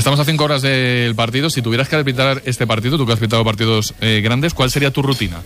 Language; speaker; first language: Spanish; native; Spanish